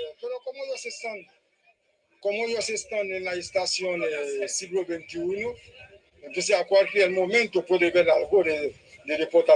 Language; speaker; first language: Spanish; non-native, fluent; Haitian Creole